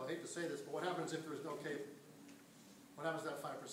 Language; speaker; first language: English; native; English